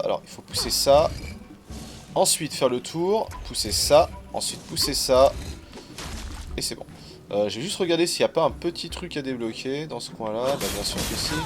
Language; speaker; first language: French; native; French